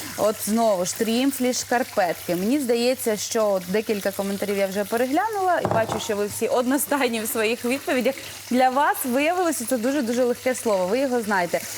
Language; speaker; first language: Ukrainian; native; Ukrainian